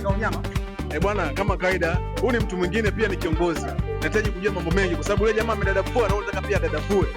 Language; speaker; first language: Swahili; native; Swahili